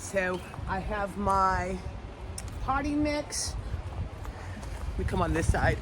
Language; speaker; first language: English; native; English